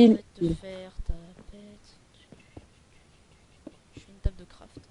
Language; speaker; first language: French; native; French